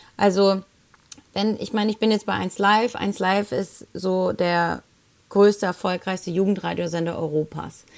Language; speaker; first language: German; early bilingual, other home language; Spanish